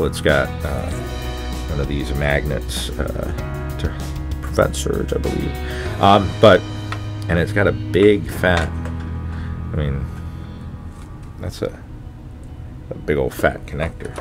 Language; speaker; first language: English; native; English